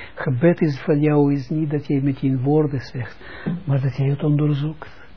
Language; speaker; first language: Dutch; non-native, fluent; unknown